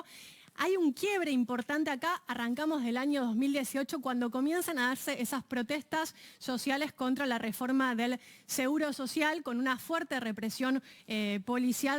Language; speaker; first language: Spanish; native; Spanish